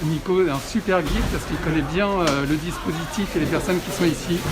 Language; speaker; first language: French; native; French